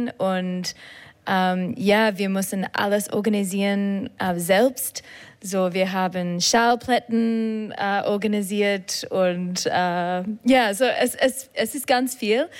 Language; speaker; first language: German; non-native, learner; English